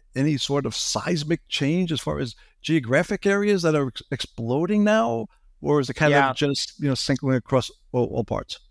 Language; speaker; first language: English; native; English